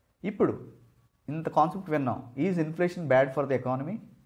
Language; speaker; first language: English; non-native, local second language; Telugu